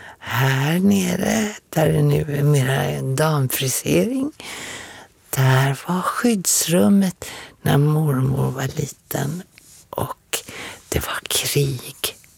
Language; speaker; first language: Swedish; native; Swedish